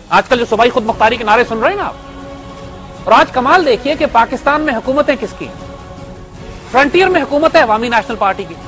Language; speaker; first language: Urdu; native; Urdu